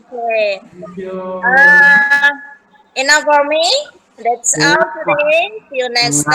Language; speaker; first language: English; non-native, learner; Indonesian